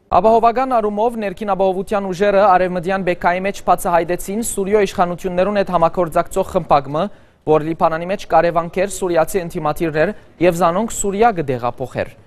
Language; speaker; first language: Armenian; early bilingual, heritage; Armenian